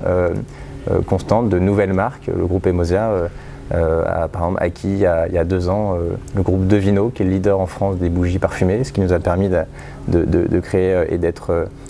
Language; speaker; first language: French; native; French